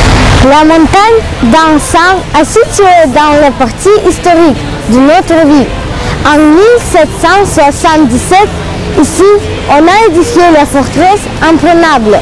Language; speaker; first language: French; non-native, learner; Russian